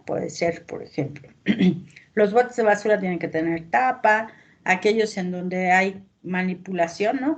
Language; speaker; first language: Spanish; native; Spanish